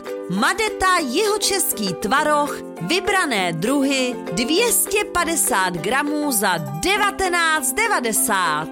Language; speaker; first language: Czech; native; Czech